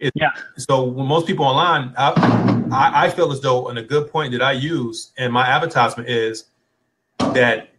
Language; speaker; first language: English; native; English